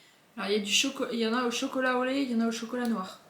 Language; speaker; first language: French; native; French